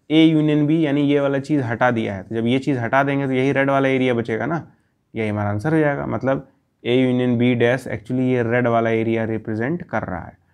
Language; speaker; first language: Hindi; native; Hindi